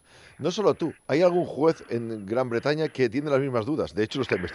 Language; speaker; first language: Spanish; native; Spanish